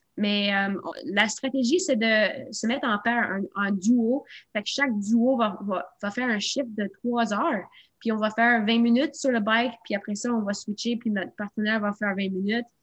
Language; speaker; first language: French; non-native, local second language; English